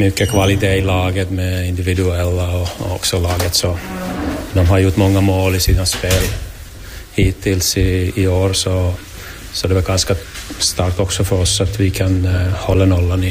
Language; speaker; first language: Swedish; non-native, learner; Finnish